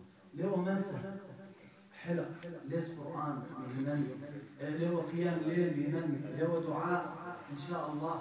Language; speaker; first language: Danish; non-native, fluent; Arabic